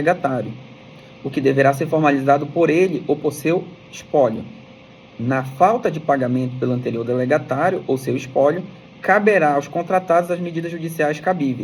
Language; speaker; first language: Portuguese; native; Portuguese